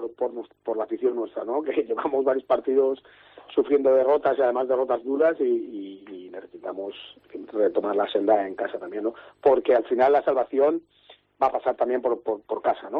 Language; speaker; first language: Spanish; native; Spanish